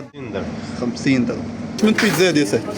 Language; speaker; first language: Arabic; native; Arabic